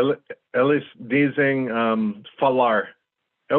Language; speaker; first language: Portuguese; non-native, fluent; English